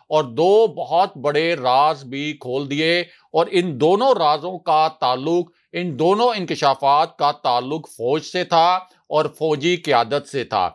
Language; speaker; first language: Urdu; native; Urdu